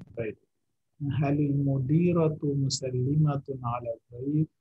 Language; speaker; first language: Arabic; non-native, fluent; Indonesian